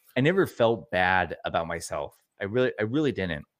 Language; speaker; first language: English; native; English